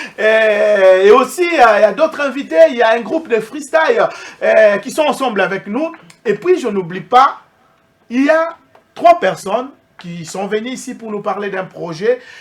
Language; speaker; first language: French; non-native, local second language; Lingala